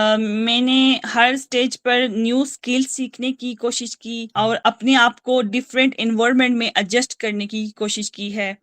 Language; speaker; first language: Urdu; native; Urdu